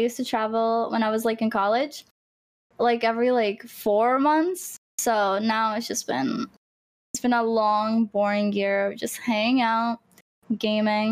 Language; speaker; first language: English; non-native, fluent; Greek